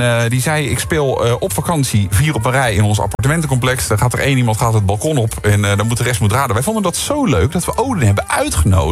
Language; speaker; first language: Dutch; native; Dutch